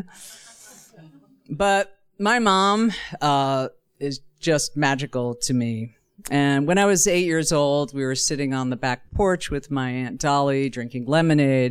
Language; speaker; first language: English; native; English